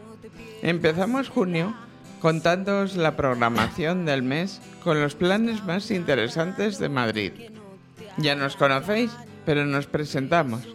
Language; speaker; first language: Spanish; native; Spanish